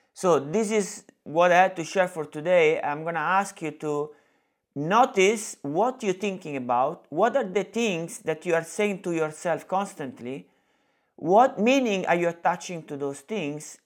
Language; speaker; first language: English; non-native, fluent; Italian